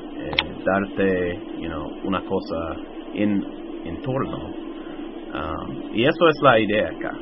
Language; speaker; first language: Spanish; non-native, fluent; English